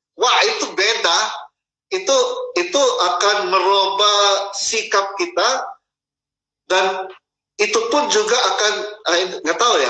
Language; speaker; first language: Indonesian; non-native, fluent; Filipino